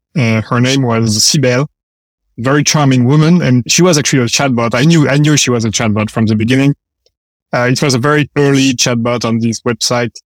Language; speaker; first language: English; non-native, fluent; French